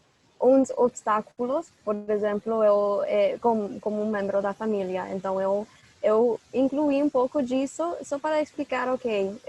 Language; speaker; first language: Portuguese; non-native, fluent; English